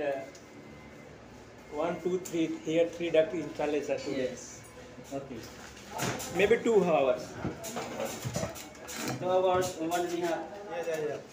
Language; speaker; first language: English; non-native, learner; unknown